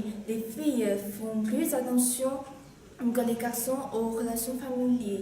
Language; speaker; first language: French; non-native, learner; Chinese